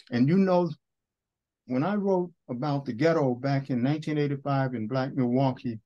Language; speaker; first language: English; native; English